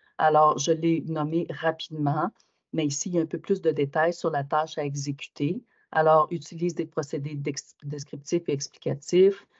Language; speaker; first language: French; native; French